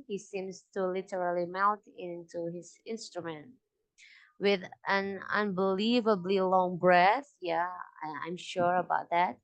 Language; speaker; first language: English; non-native, local second language; Indonesian